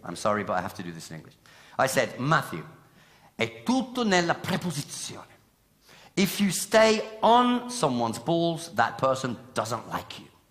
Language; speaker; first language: English; native; English